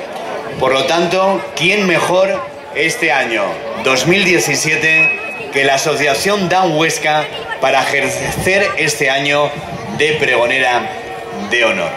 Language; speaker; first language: Spanish; native; Spanish